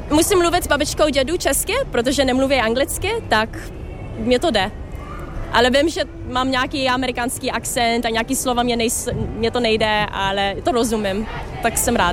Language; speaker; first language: Czech; early bilingual, heritage; Czech